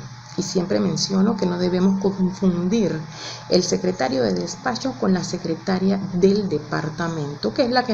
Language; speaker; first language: Spanish; native; Spanish